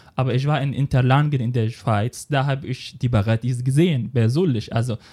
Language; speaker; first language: German; non-native, fluent; Arabic